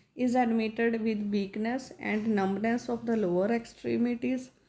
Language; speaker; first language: English; non-native, local second language; Punjabi